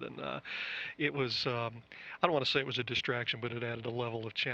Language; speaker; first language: English; native; English